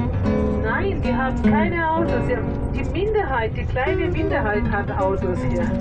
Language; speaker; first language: German; non-native, fluent; Portuguese